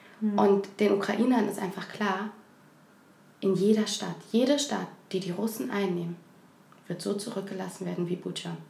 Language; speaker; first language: German; native; German